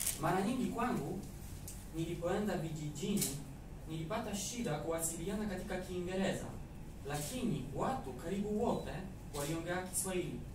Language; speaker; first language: Swahili; non-native, fluent; Polish